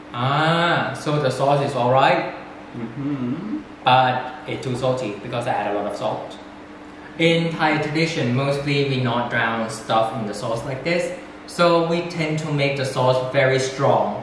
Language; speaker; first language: English; non-native, fluent; Thai